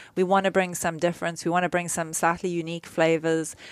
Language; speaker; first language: English; native; English